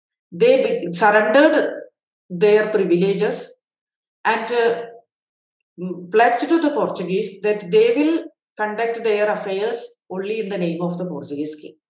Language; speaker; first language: English; non-native, local second language; Malayalam